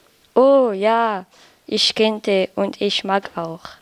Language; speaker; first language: German; non-native, learner; French